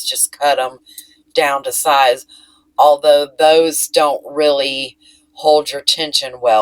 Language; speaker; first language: English; native; English